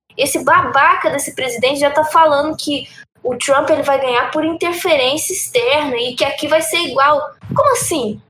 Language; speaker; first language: Portuguese; early bilingual, heritage; Portuguese